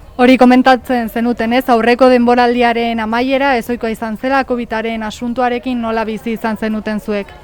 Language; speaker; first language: Basque; native; Basque